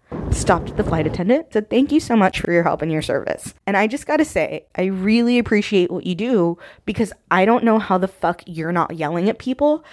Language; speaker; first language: English; early bilingual, other home language; Spanish